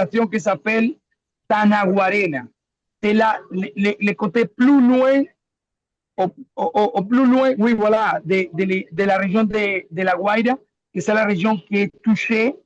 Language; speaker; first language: French; non-native, learner; Spanish